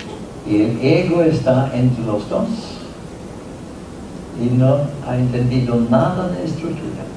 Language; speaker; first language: Spanish; non-native, fluent; Norwegian